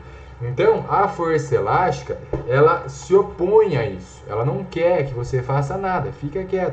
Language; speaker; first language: Portuguese; native; Portuguese